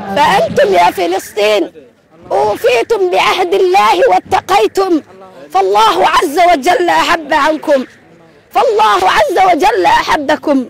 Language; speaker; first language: Arabic; non-native, local second language; Somali